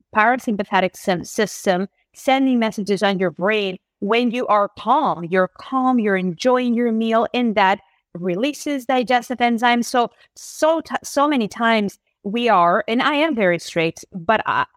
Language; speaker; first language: English; non-native, fluent; Spanish